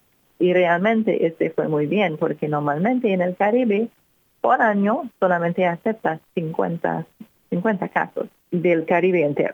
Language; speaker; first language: Spanish; non-native, fluent; English